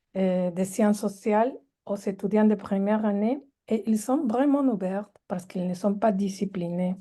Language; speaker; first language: French; non-native, fluent; Spanish